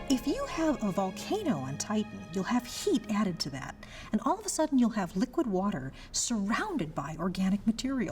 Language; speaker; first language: English; native; English